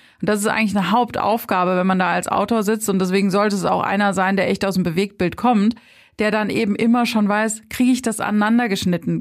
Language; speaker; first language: German; native; German